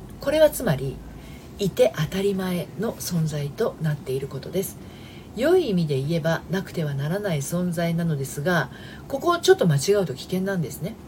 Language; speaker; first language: Japanese; native; Japanese